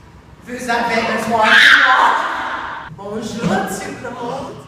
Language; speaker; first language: French; non-native, learner; English